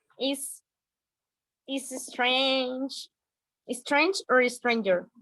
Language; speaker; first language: English; non-native, learner; Spanish